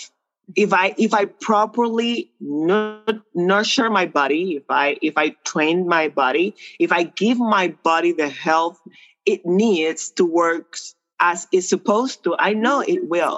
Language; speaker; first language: English; non-native, fluent; Spanish